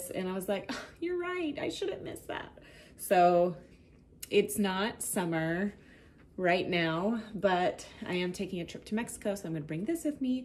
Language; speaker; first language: English; native; English